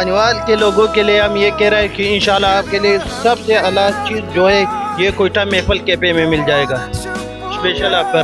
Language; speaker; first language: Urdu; non-native, local second language; Pashto